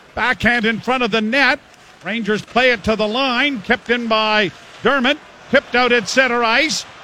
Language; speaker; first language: English; native; English